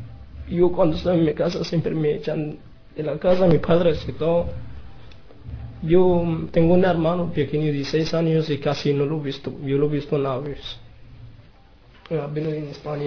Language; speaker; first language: Spanish; non-native, learner; Arabic